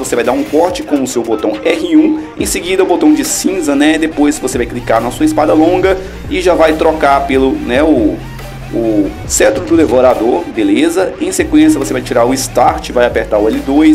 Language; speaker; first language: Portuguese; native; Portuguese